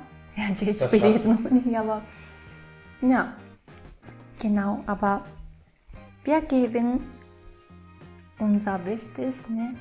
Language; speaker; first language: German; non-native, fluent; Japanese